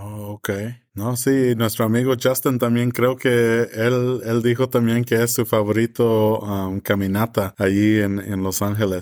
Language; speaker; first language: Spanish; early bilingual, heritage; English